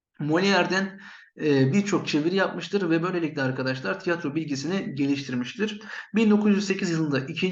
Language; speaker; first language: Turkish; native; Turkish